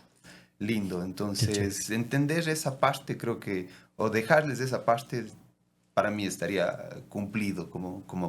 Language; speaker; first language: Spanish; native; Spanish